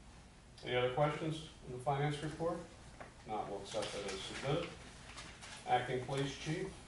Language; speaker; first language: English; native; English